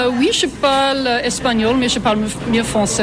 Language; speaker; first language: French; non-native, fluent; English